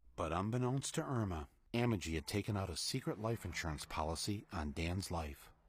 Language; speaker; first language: English; native; English